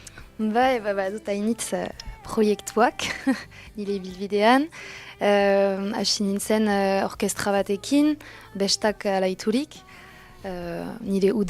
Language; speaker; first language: Basque; non-native, local second language; French